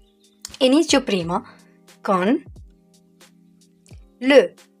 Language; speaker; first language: Italian; non-native, learner; Arabic